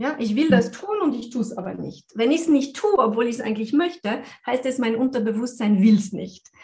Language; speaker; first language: German; non-native, fluent; French